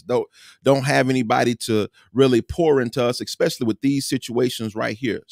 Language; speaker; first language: English; native; English